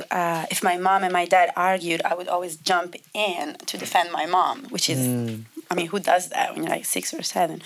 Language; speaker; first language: English; non-native, fluent; Italian